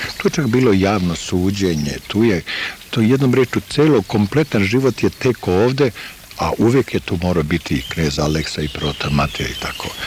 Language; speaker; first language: Serbian; native; Serbian